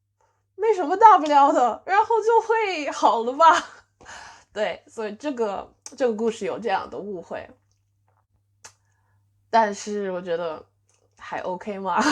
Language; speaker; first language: Chinese; non-native, fluent; English